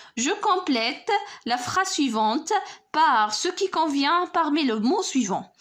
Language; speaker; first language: French; non-native, local second language; Arabic